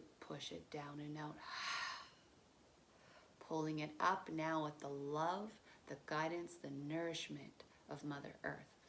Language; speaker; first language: English; native; English